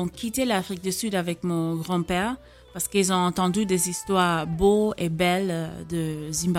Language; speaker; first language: French; non-native, fluent; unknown